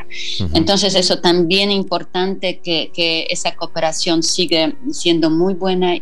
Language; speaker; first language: Spanish; non-native, fluent; Polish